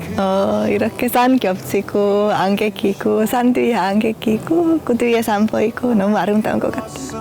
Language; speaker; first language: Korean; non-native, learner; Finnish